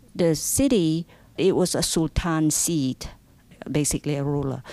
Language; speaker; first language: English; non-native, fluent; Indonesian